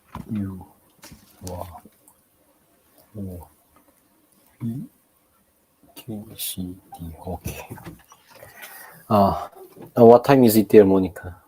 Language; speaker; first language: English; non-native, learner; Japanese